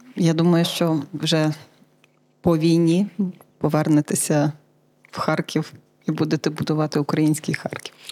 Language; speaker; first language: Ukrainian; native; Ukrainian